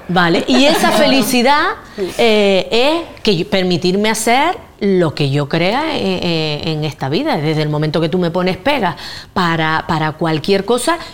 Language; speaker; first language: Spanish; native; Spanish